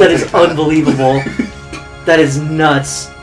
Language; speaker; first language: English; native; English